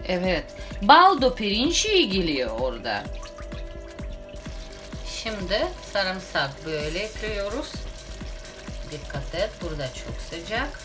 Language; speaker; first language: Turkish; non-native, learner; Russian